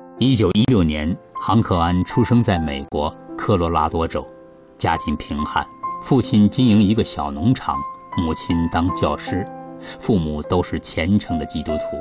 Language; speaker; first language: Chinese; native; Chinese